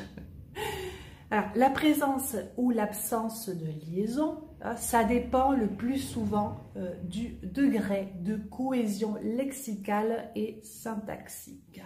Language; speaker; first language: French; native; French